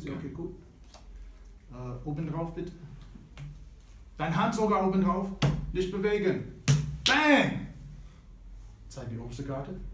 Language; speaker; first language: German; non-native, fluent; English